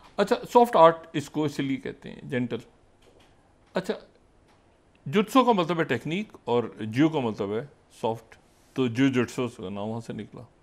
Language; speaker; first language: Urdu; native; Urdu